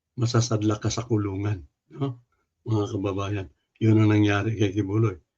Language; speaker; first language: Filipino; non-native, local second language; Cebuano